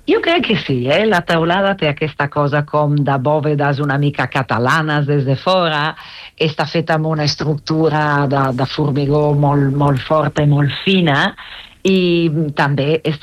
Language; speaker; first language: Catalan; non-native, fluent; Italian